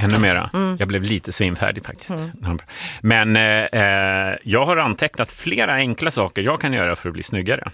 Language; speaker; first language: Swedish; native; Swedish